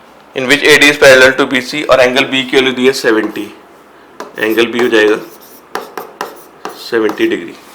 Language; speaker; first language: Hindi; native; Hindi